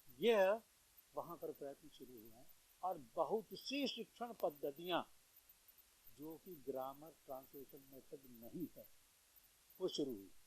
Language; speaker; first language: Hindi; native; Hindi